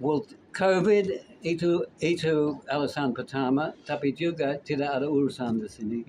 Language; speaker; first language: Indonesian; non-native, fluent; English